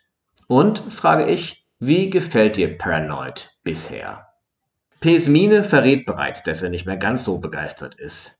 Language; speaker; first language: German; native; German